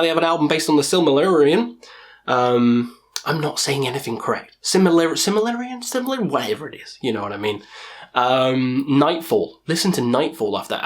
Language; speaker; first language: English; native; English